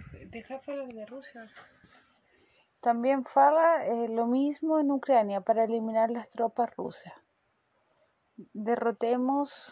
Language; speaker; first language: Portuguese; non-native, fluent; Spanish